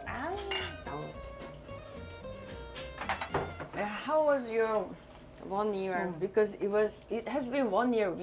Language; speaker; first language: English; non-native, fluent; Korean